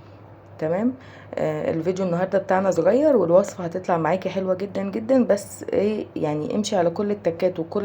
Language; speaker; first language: Arabic; native; Arabic